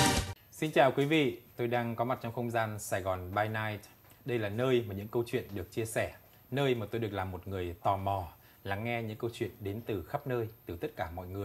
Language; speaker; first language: Vietnamese; native; Vietnamese